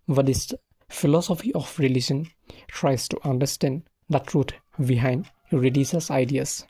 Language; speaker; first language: English; non-native, local second language; Assamese